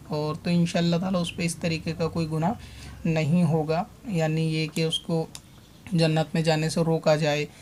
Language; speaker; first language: Urdu; native; Urdu